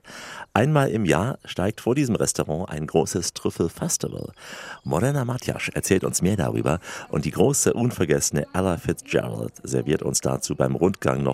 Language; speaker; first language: German; native; German